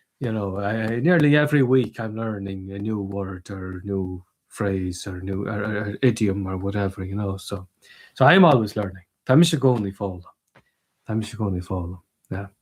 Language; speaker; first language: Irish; native; Irish